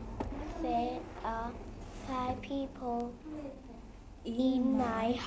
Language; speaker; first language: English; non-native, learner; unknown